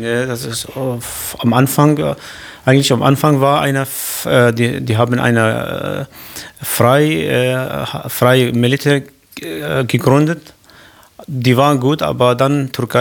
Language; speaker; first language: German; non-native, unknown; Kurdish